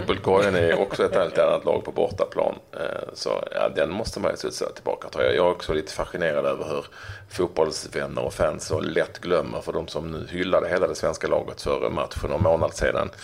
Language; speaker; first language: Swedish; native; Swedish